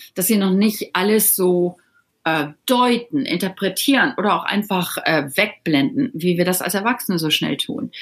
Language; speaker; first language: German; native; German